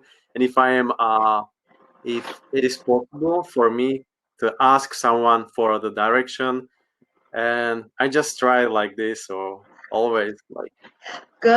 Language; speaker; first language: English; non-native, learner; Slovak